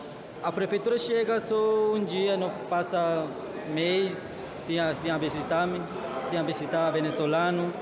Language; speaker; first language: Portuguese; non-native, learner; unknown